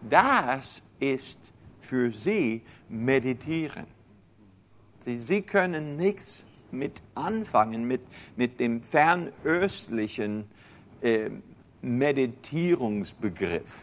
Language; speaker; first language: German; non-native, fluent; English